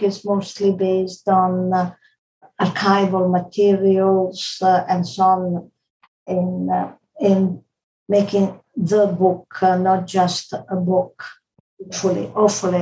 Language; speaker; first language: English; non-native, fluent; Italian